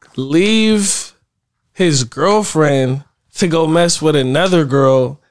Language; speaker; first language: English; native; English